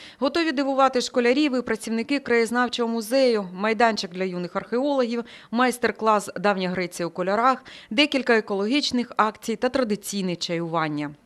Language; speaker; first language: Ukrainian; native; Ukrainian